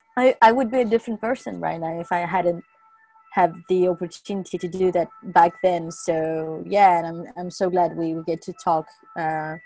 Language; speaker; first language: English; non-native, fluent; French